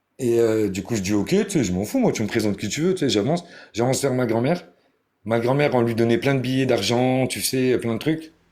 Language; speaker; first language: French; early bilingual, other home language; Arabic